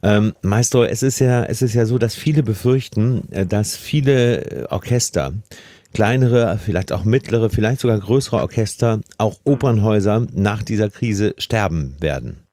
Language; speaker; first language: German; native; German